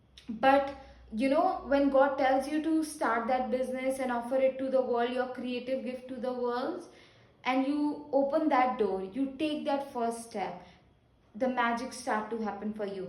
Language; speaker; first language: English; non-native, local second language; Hindi